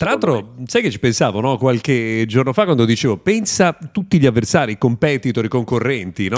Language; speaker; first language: Italian; native; Italian